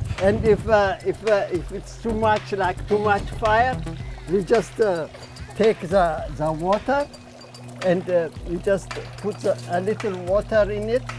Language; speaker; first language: English; non-native, learner; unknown